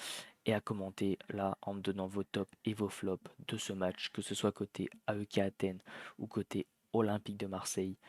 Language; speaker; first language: French; native; French